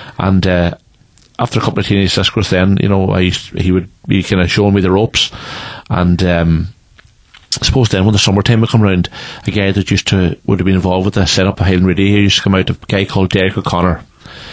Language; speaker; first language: English; native; English